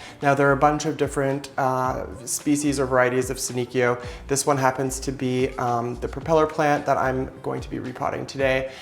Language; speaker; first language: English; native; English